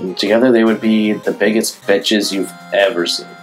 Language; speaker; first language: English; native; English